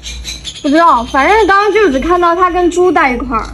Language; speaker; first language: Chinese; native; Chinese